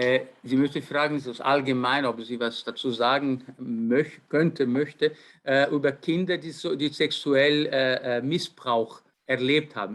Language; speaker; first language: German; non-native, fluent; Portuguese